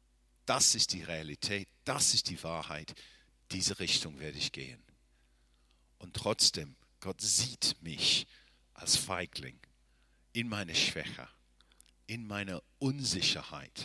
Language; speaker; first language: German; non-native, fluent; English